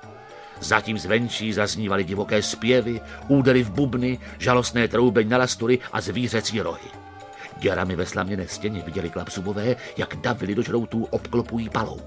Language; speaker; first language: Czech; native; Czech